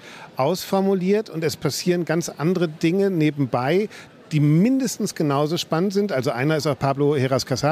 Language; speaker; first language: German; native; German